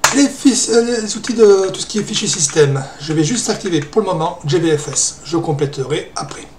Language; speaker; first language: French; native; French